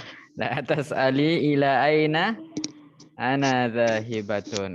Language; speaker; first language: Arabic; non-native, fluent; Indonesian